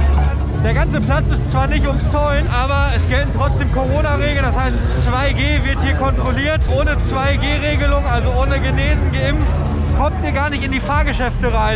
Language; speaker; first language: German; native; German